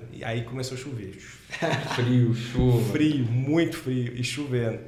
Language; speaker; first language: Portuguese; native; Portuguese